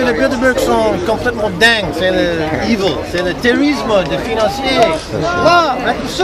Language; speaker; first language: French; non-native, learner; English